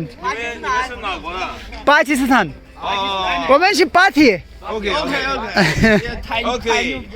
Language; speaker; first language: Chinese; non-native, learner; Urdu